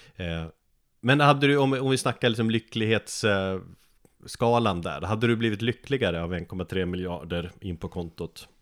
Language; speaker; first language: Swedish; native; Swedish